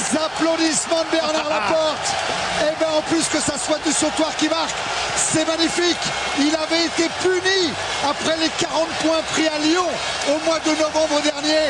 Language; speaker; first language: French; native; French